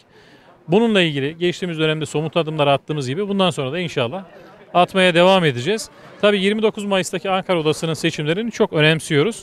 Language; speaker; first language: Turkish; native; Turkish